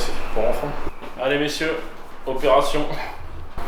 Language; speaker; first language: French; native; French